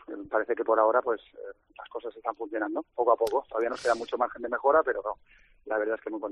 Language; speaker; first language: Spanish; native; Spanish